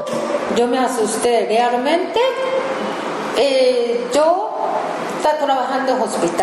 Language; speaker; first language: Spanish; non-native, learner; Japanese